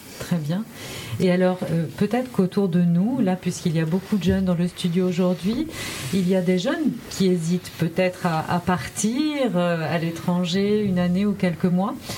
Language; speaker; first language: French; native; French